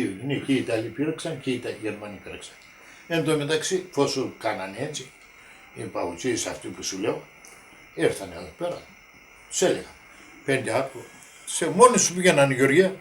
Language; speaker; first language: Greek; native; Greek